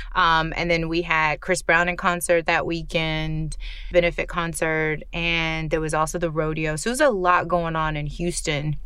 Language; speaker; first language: English; native; English